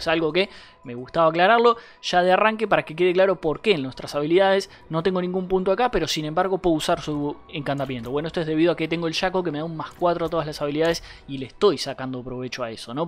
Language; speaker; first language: Spanish; native; Spanish